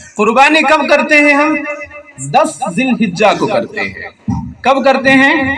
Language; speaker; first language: Urdu; native; Urdu